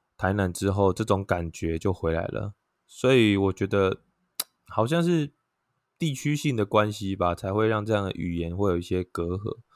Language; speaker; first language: Chinese; non-native, local second language; Min Nan Chinese